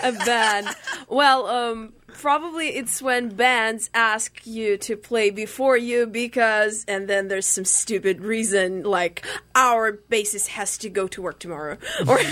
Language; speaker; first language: English; non-native, fluent; Russian